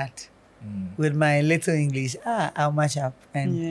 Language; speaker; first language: English; non-native, local second language; Akan